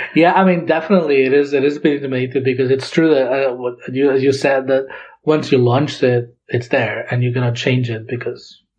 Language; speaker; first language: English; non-native, fluent; Catalan